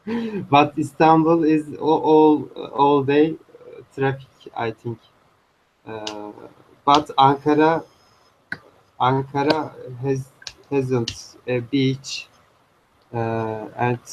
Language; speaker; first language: English; non-native, learner; Turkish